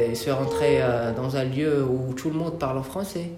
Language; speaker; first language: French; non-native, local second language; Arabic